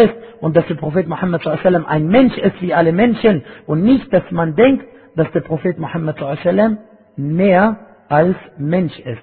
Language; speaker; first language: German; non-native, fluent; Arabic